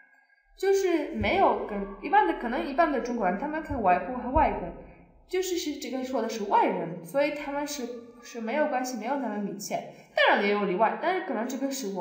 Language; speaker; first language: Chinese; non-native, fluent; Polish